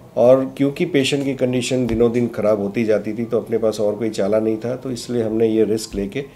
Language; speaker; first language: Hindi; non-native, local second language; Gujarati